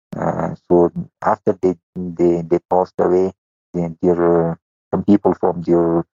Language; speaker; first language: English; non-native, fluent; Persian